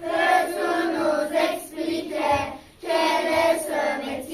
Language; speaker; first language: French; non-native, learner; Turkish